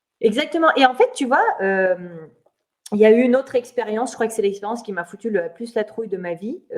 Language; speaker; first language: French; native; French